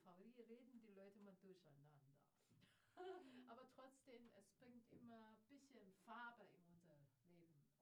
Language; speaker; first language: German; non-native, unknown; Chinese